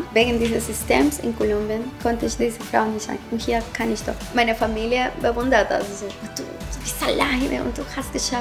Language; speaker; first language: German; non-native, fluent; Spanish